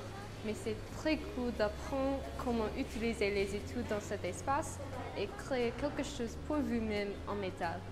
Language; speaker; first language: French; non-native, learner; English